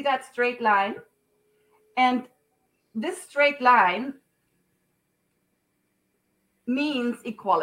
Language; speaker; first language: English; non-native, fluent; Swiss German